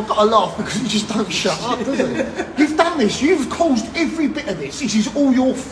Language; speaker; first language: English; native; English